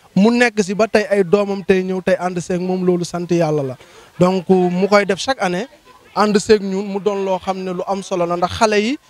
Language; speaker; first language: Wolof; native; Wolof